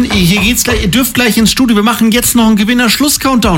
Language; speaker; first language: German; native; German